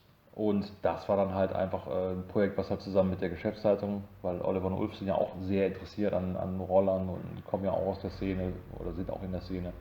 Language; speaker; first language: German; native; German